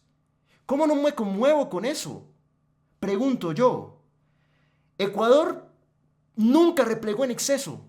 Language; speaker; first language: Spanish; native; Spanish